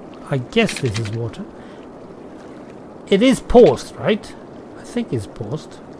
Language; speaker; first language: English; non-native, fluent; Swedish